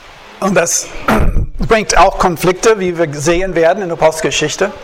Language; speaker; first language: German; non-native, fluent; English